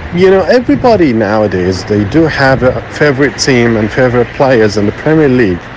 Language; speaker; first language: English; non-native, fluent; Arabic